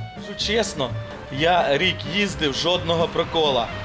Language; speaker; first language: Ukrainian; native; Ukrainian